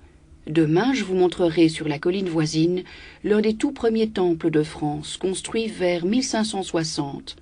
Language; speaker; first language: French; native; French